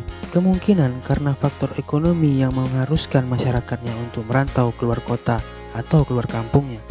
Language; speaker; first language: Indonesian; non-native, local second language; Malay